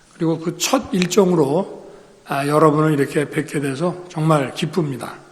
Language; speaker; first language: Korean; native; Korean